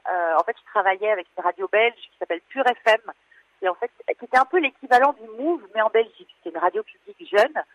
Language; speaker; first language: French; native; French